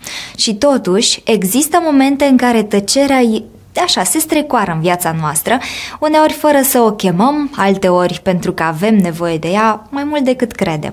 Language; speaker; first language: Romanian; native; Romanian